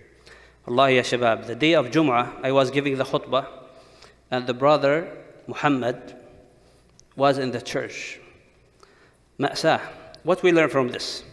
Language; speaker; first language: English; non-native, fluent; Arabic